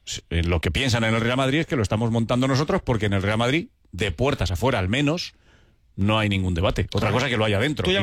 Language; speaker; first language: Spanish; native; Spanish